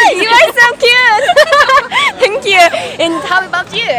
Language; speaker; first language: English; non-native, learner; Mongolian